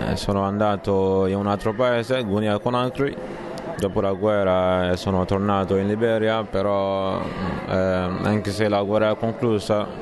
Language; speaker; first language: Italian; non-native, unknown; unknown